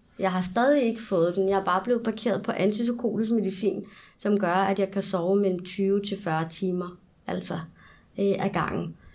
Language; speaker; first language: Danish; early bilingual, other home language; Arabic